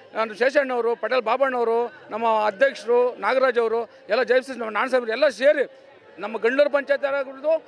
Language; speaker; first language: Kannada; native; Kannada